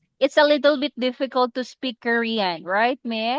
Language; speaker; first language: English; non-native, local second language; Cebuano